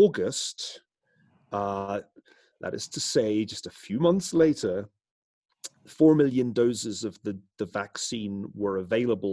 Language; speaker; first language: English; native; English